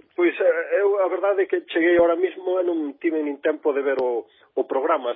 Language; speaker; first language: Galician; native; Galician